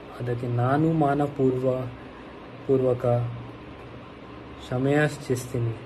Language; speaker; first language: Kannada; non-native, learner; Hindi